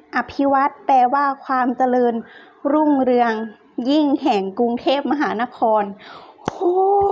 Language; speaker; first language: Thai; non-native, local second language; Lao